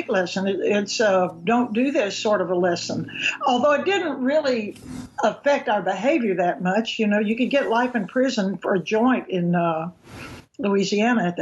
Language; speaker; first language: English; native; English